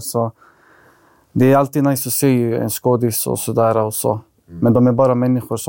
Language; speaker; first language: Swedish; early bilingual, other home language; Arabic